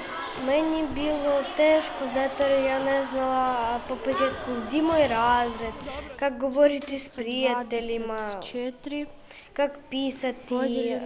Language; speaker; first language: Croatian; non-native, learner; Ukrainian